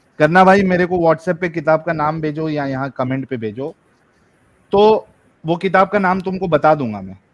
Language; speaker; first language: Hindi; native; Hindi